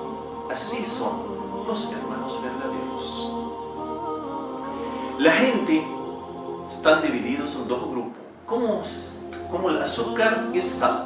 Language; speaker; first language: Spanish; non-native, fluent; Arabic